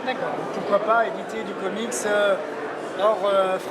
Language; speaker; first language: French; native; French